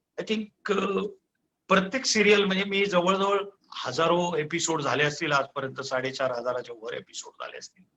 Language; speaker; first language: Marathi; non-native, local second language; Gujarati